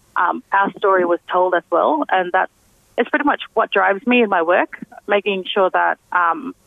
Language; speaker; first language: English; native; English